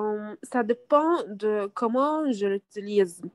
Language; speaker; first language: French; non-native, learner; Arabic